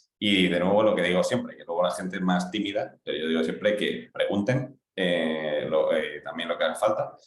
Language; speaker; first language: Spanish; native; Spanish